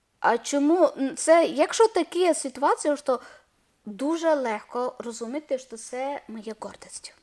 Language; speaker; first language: Ukrainian; non-native, learner; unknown